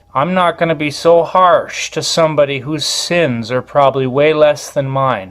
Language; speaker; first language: English; native; English